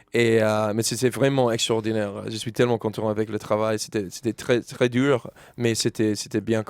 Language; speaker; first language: French; non-native, fluent; English